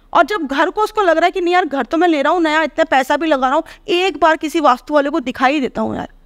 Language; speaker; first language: Hindi; native; Hindi